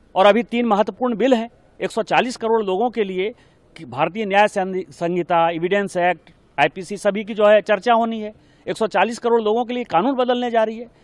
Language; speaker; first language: Hindi; native; Hindi